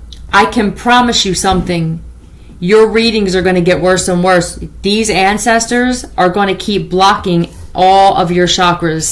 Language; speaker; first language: English; native; English